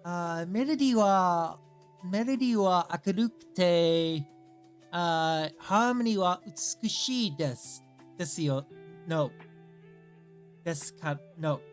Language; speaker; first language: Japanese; non-native, learner; English